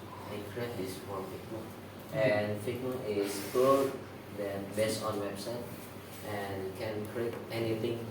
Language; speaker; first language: English; non-native, learner; Indonesian